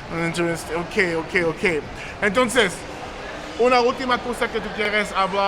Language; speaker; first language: Spanish; non-native, learner; English